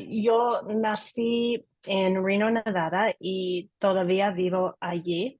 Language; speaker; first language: Spanish; non-native, learner; English